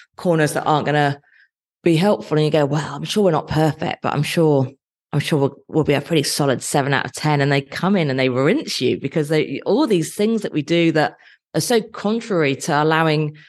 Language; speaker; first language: English; native; English